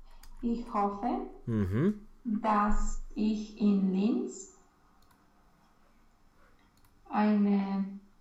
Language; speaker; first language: German; non-native, learner; Romanian